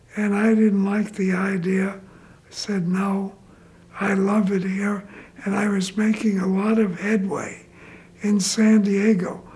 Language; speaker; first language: English; native; English